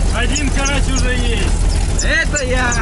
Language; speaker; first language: Russian; native; Russian